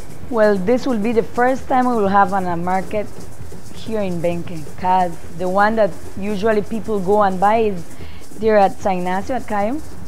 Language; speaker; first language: English; native; English